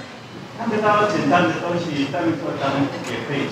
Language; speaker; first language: Chinese; non-native, learner; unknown